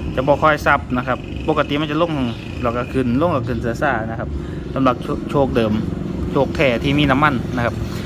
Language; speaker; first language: Thai; native; Thai